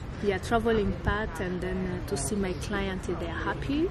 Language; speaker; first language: English; non-native, local second language; Kinyarwanda